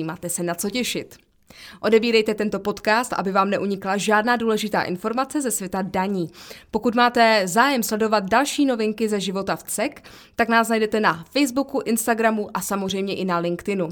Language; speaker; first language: Czech; native; Czech